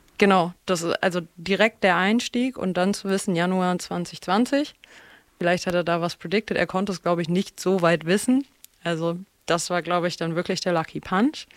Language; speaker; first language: German; native; German